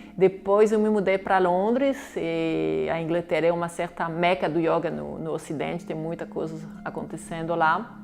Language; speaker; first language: Portuguese; non-native, fluent; French